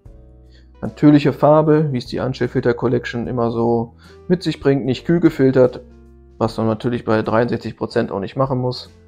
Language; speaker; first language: German; native; German